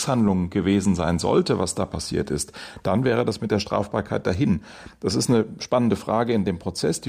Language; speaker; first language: German; native; German